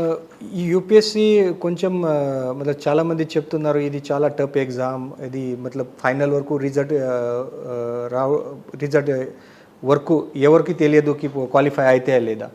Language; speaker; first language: Telugu; non-native, fluent; Marathi